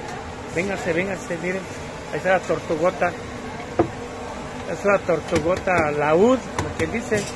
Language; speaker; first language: Spanish; native; Spanish